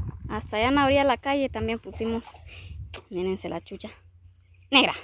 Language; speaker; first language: Spanish; native; Spanish